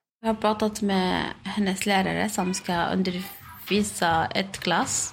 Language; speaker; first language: Swedish; non-native, learner; Arabic